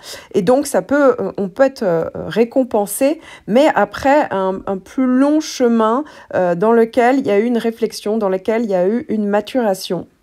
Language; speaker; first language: French; native; French